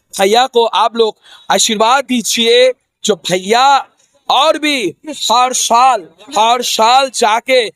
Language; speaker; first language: Hindi; non-native, fluent; Bangla